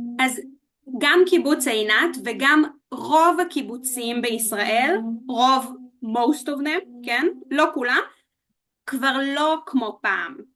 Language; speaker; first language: Hebrew; native; Hebrew